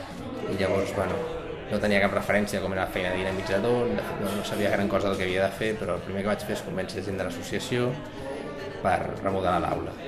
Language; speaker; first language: Catalan; native; Catalan